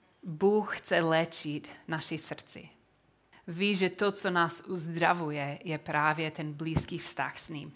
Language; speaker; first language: Czech; non-native, fluent; English